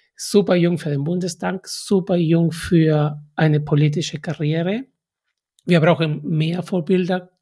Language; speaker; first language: German; non-native, fluent; Spanish